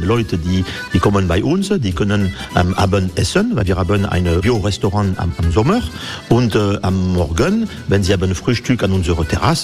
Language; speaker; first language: German; non-native, fluent; French